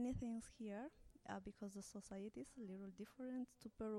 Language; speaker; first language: English; non-native, learner; Spanish